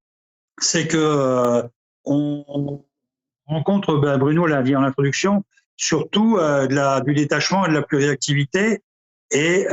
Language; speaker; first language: French; native; French